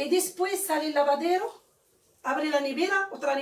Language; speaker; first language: Spanish; non-native, learner; Arabic